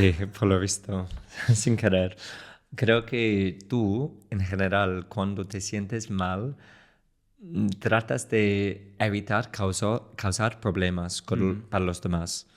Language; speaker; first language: Spanish; non-native, fluent; English